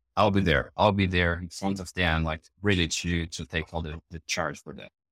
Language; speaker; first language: English; non-native, fluent; Portuguese